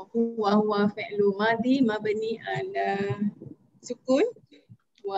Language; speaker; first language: Arabic; non-native, learner; Malay